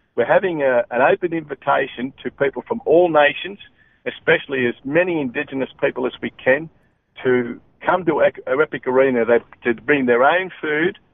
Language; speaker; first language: English; native; English